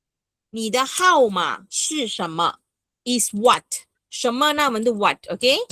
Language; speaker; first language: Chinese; non-native, fluent; Tamil